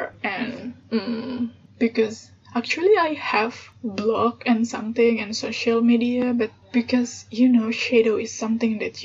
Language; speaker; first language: English; non-native, fluent; Indonesian